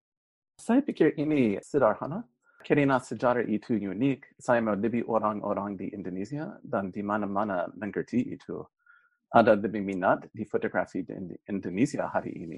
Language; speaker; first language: Indonesian; non-native, fluent; English